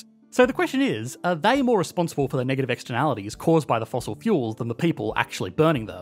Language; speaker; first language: English; native; English